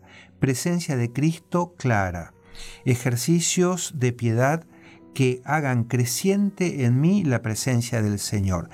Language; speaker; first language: Spanish; native; Spanish